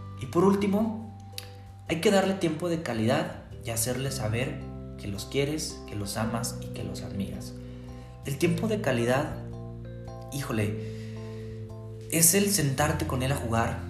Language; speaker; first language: Spanish; native; Spanish